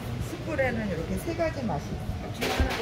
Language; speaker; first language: Korean; native; Korean